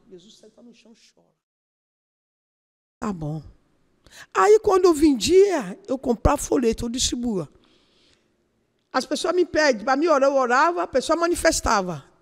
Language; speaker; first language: Portuguese; non-native, learner; Yoruba